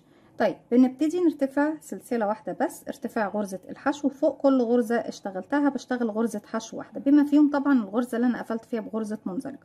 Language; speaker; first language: Arabic; native; Arabic